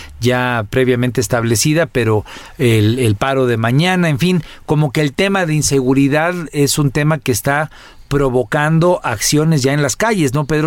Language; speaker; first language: Spanish; native; Spanish